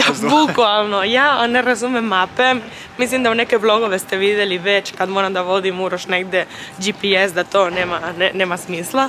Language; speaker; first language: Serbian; early bilingual, heritage; Serbian